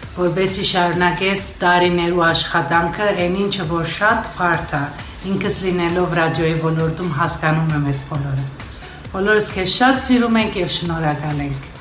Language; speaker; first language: Armenian; early bilingual, heritage; Armenian